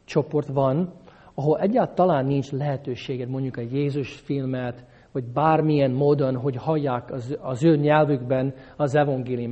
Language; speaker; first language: Hungarian; non-native, fluent; English